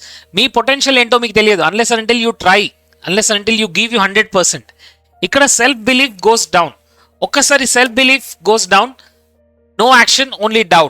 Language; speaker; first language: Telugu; native; Telugu